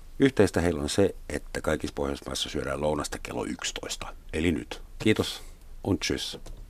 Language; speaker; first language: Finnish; non-native, fluent; German